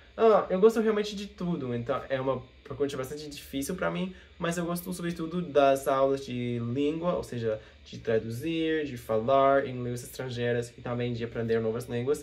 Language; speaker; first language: Portuguese; non-native, fluent; English